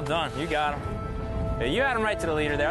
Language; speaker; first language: English; native; English